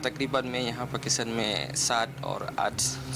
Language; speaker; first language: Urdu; non-native, learner; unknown